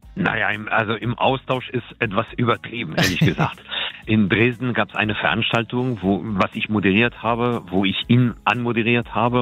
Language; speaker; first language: German; non-native, fluent; French